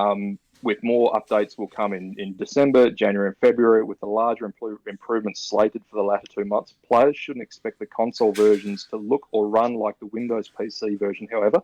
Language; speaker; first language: English; native; English